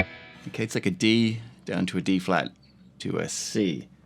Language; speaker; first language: English; native; English